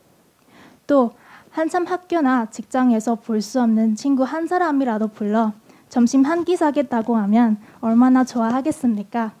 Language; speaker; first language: Korean; non-native, fluent; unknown